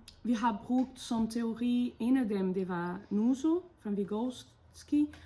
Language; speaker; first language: Danish; non-native, fluent; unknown